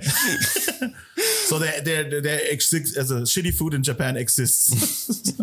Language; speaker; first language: English; non-native, fluent; German